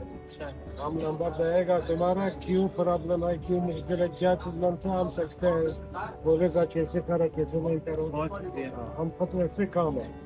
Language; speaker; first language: Hindi; non-native, learner; Persian